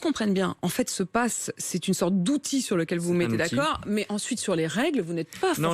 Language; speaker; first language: French; native; French